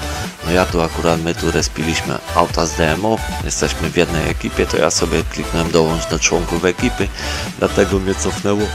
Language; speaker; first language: Polish; native; Polish